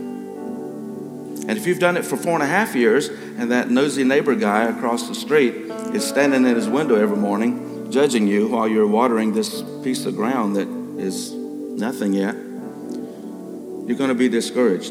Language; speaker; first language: English; native; English